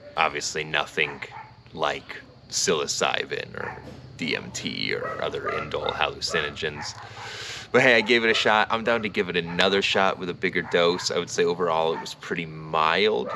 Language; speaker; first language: English; native; English